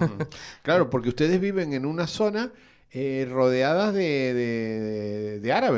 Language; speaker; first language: Spanish; native; Spanish